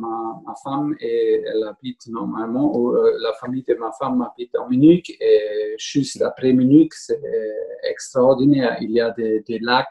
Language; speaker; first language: French; non-native, learner; German